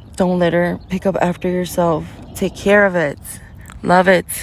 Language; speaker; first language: English; early bilingual, other home language; Spanish